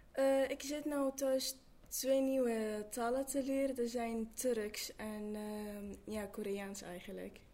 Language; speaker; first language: Dutch; early bilingual, other home language; Arabic